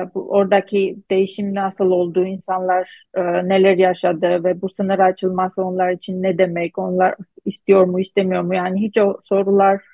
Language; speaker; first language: Turkish; non-native, fluent; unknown